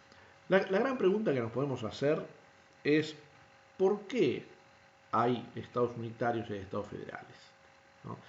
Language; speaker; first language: Spanish; native; Spanish